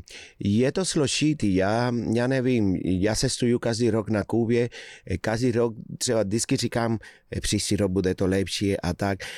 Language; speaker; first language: Czech; non-native, fluent; Spanish